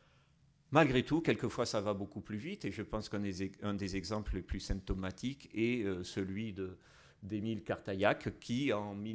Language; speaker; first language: French; native; French